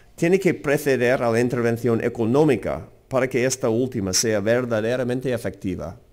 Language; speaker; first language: Spanish; non-native, fluent; English